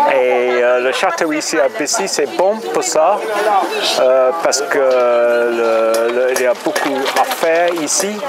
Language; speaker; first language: French; non-native, learner; English